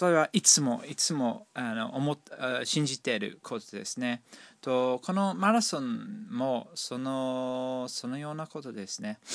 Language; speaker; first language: Japanese; non-native, fluent; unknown